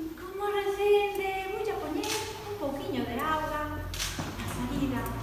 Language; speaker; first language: Galician; early bilingual, other home language; Spanish